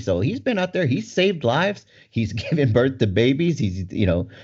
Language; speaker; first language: English; native; English